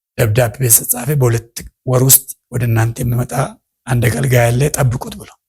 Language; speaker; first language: Amharic; non-native, local second language; Oromo